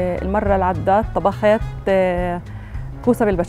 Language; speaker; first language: Arabic; native; Arabic